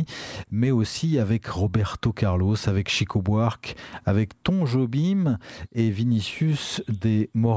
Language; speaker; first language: French; native; French